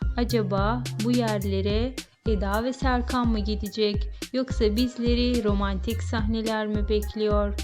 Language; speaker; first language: Turkish; native; Turkish